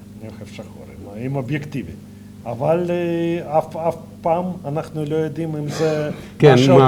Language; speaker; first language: Hebrew; non-native, fluent; Russian